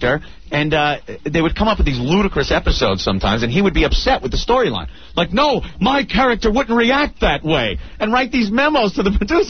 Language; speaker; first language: English; native; English